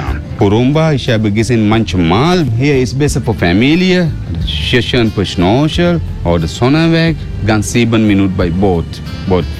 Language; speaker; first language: German; non-native, learner; Sinhala